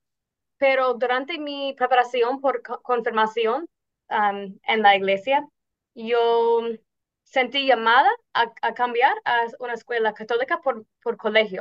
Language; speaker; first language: Spanish; non-native, fluent; English